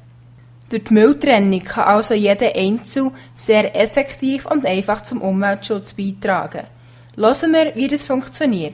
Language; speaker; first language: German; native; German